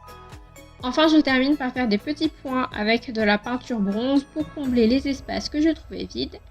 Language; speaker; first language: French; native; French